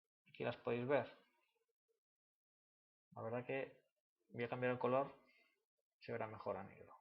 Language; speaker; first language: Spanish; native; Spanish